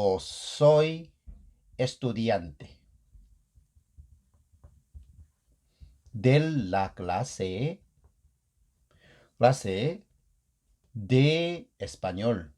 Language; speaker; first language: Spanish; non-native, fluent; Korean